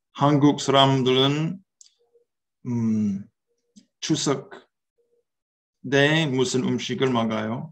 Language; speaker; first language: Korean; non-native, learner; English